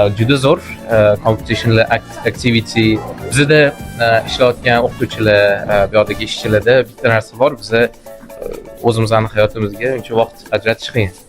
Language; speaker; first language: Uzbek; native; Uzbek